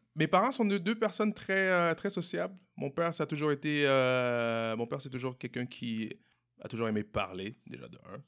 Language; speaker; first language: French; native; French